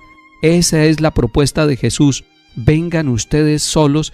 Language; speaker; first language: Spanish; native; Spanish